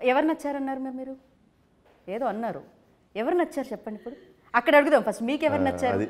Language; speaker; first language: Telugu; native; Telugu